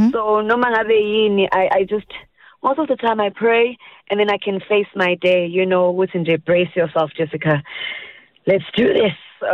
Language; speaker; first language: English; non-native, local second language; Zulu